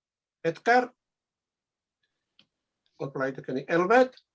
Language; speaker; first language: Welsh; native; Welsh